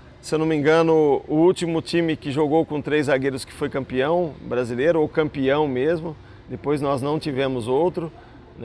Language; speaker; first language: Portuguese; native; Portuguese